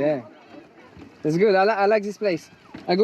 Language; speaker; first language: English; non-native, learner; French